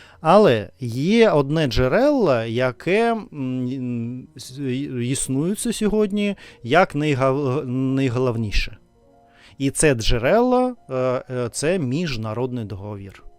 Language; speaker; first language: Ukrainian; non-native, fluent; Russian